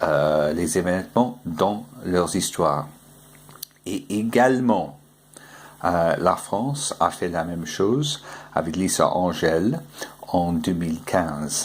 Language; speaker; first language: French; non-native, fluent; English